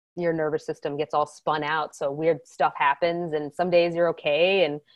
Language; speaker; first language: English; native; English